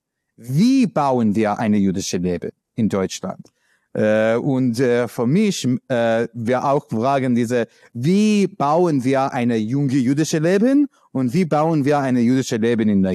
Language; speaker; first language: German; non-native, learner; English